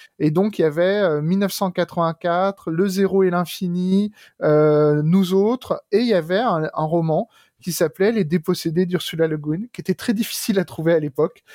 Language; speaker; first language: French; native; French